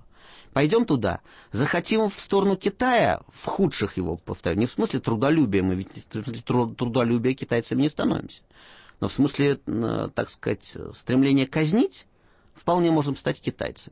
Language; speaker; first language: Russian; native; Russian